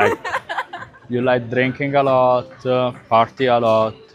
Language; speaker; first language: English; non-native, fluent; Italian